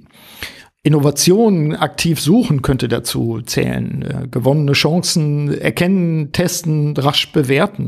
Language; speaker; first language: German; native; German